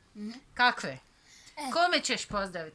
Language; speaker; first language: Bosnian; native; Bosnian